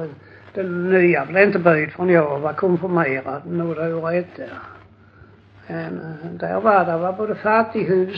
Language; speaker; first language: Swedish; native; Swedish